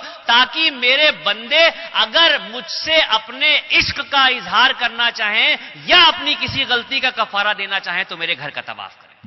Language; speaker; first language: Urdu; native; Urdu